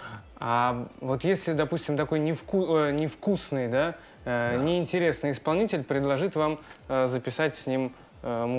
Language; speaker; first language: Russian; native; Russian